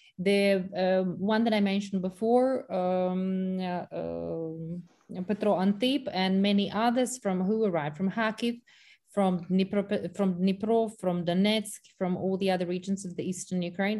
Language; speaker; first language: English; non-native, fluent; Ukrainian